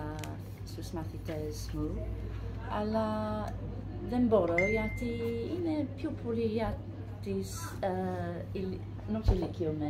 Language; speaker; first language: Greek; non-native, learner; English